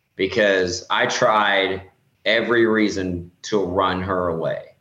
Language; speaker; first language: English; native; English